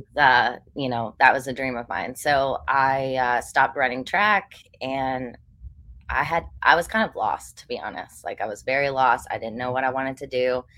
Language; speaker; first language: English; native; English